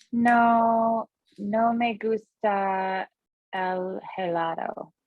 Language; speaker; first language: Spanish; non-native, learner; English